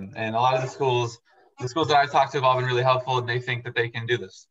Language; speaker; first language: English; native; English